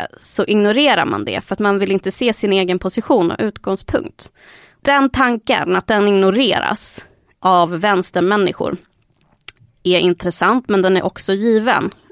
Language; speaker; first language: Swedish; early bilingual, other home language; Spanish